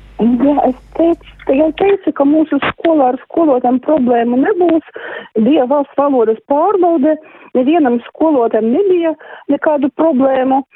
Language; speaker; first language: Latvian; non-native, local second language; Russian